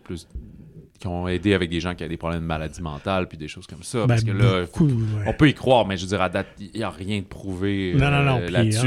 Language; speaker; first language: French; native; French